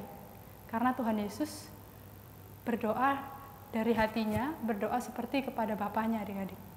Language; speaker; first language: Indonesian; native; Indonesian